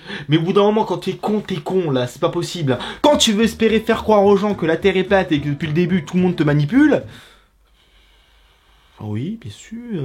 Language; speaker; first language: French; native; French